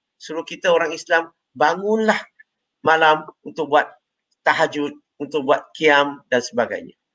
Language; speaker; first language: Malay; non-native, local second language; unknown